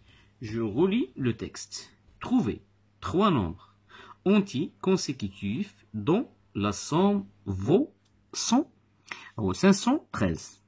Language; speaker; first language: French; non-native, local second language; Arabic